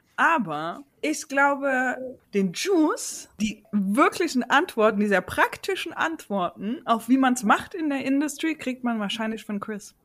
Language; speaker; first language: German; native; German